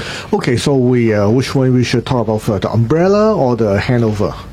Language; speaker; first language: English; non-native, local second language; Cantonese